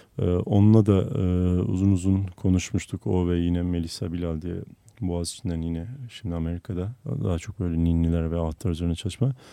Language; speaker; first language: Turkish; non-native, local second language; Armenian